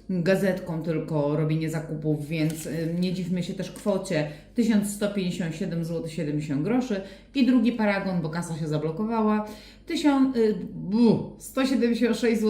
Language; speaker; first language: Polish; native; Polish